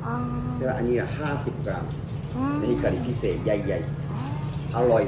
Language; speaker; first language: Thai; non-native, learner; Japanese